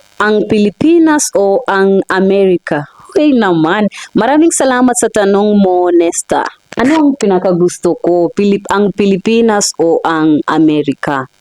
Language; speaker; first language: Filipino; non-native, fluent; Swahili